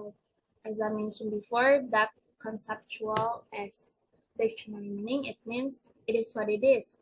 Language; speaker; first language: English; non-native, learner; Indonesian